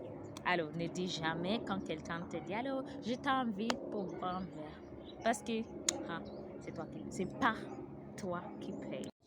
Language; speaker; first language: French; non-native, learner; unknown